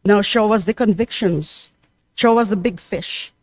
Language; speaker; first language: English; non-native, local second language; Filipino